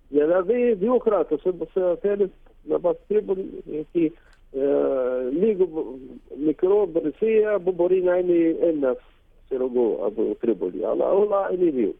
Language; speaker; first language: Greek; non-native, learner; Arabic